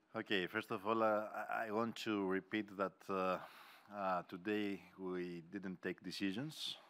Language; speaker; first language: English; non-native, fluent; Greek